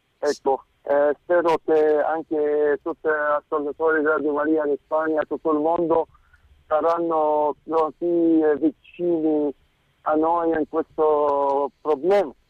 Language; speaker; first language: Italian; non-native, fluent; Arabic